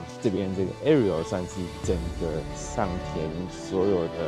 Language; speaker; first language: Chinese; native; Chinese